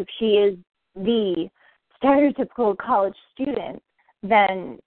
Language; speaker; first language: English; native; English